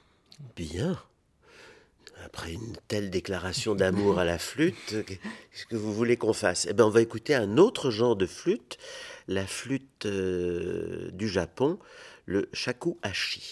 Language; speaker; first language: French; native; French